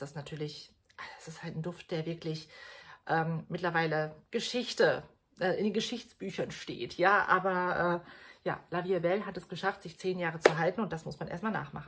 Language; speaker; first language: German; native; German